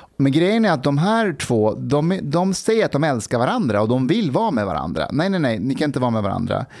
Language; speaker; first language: Swedish; early bilingual, other home language; Persian